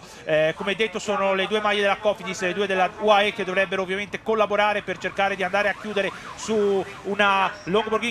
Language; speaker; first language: Italian; native; Italian